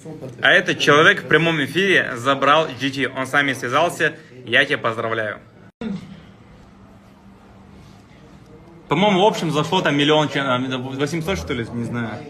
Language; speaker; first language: Russian; native; Russian